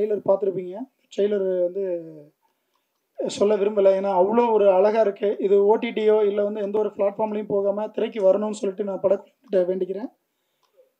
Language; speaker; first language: Tamil; native; Tamil